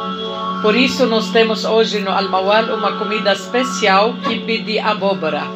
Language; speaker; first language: Portuguese; non-native, fluent; Arabic